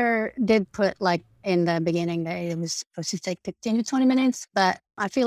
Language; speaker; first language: English; non-native, fluent; Indonesian